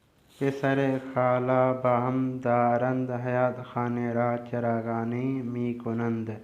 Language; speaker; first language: Persian; non-native, fluent; Urdu